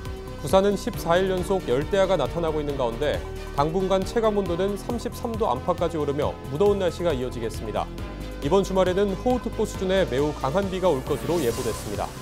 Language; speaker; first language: Korean; native; Korean